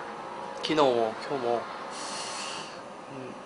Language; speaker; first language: Japanese; non-native, learner; Korean